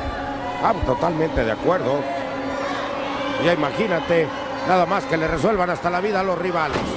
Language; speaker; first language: Spanish; native; Spanish